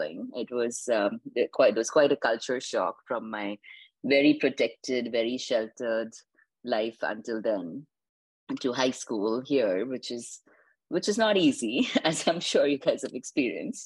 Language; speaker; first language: English; non-native, local second language; Hindi